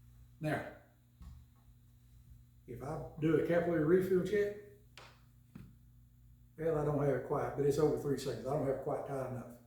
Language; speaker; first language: English; native; English